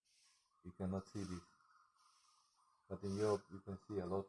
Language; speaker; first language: English; non-native, learner; Spanish